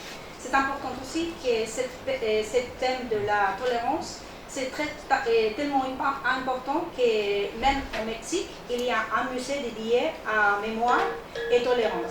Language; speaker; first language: French; non-native, learner; Spanish